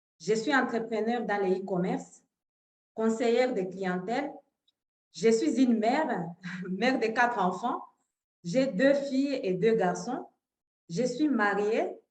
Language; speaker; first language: French; non-native, local second language; Swahili